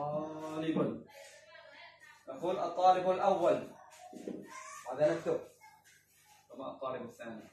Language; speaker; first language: Arabic; non-native, fluent; Khmer